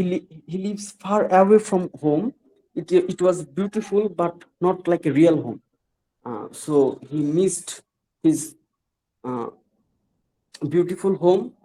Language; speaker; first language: English; non-native, learner; Bangla